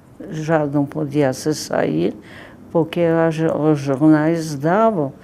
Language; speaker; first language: Portuguese; non-native, fluent; Polish